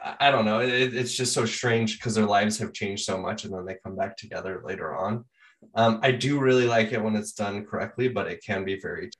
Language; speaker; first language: English; native; English